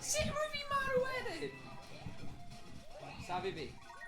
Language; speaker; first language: Welsh; native; Welsh